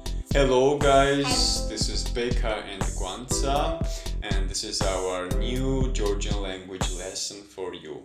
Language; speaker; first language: English; non-native, fluent; Georgian